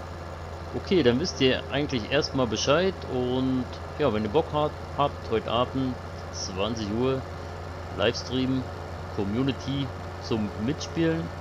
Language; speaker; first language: German; native; German